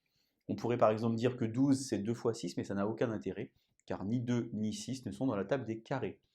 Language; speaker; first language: French; native; French